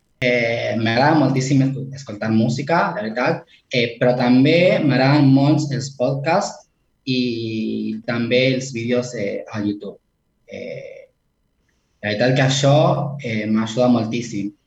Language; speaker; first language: Catalan; non-native, learner; Spanish